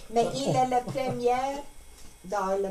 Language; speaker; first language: French; non-native, learner; English